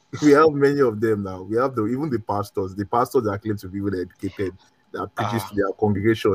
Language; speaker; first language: English; non-native, local second language; Yoruba